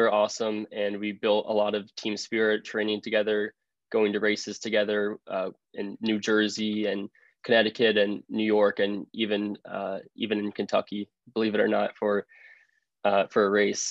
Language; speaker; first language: English; native; English